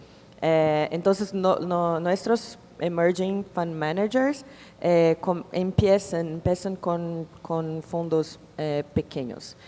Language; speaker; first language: Spanish; non-native, fluent; Portuguese